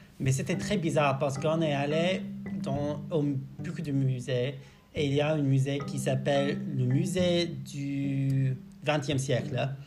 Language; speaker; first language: French; non-native, learner; English